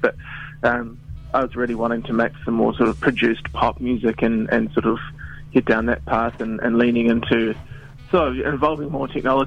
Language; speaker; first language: English; native; English